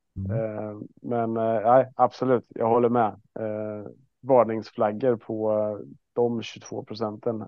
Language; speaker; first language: Swedish; native; Swedish